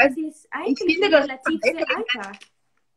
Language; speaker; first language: German; non-native, learner; Spanish